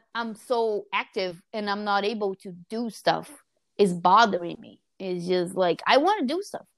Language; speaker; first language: English; non-native, fluent; Portuguese